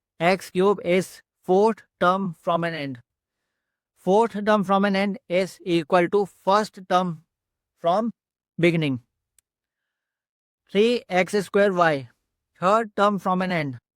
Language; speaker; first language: English; non-native, local second language; Hindi